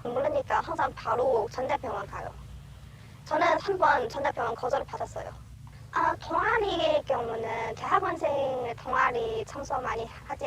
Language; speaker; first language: Korean; non-native, learner; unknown